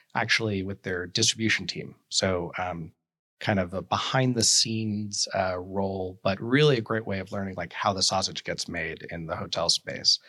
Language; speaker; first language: English; native; English